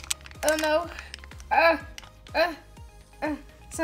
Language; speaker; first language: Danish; early bilingual, other home language; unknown